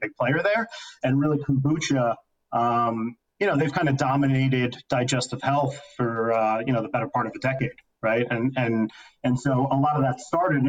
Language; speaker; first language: English; native; English